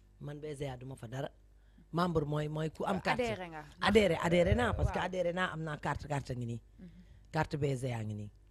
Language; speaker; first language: Wolof; native; Wolof